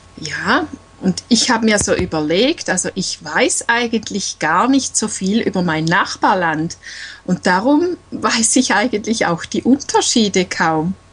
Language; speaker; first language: German; native; German